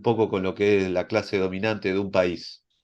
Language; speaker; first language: Spanish; native; Spanish